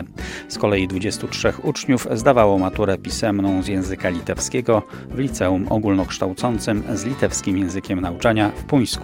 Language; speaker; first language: Polish; native; Polish